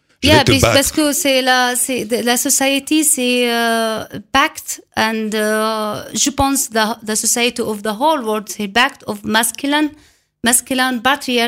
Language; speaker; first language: French; non-native, learner; Arabic